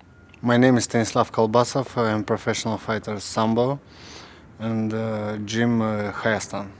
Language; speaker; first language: English; non-native, learner; Russian